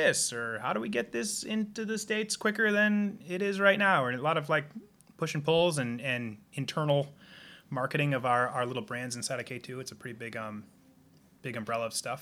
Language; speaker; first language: English; native; English